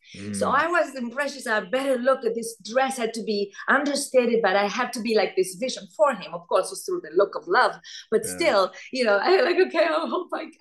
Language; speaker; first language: English; non-native, fluent; Italian